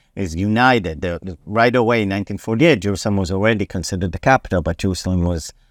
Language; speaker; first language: English; non-native, fluent; Hebrew